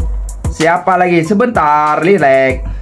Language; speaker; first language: Indonesian; native; Indonesian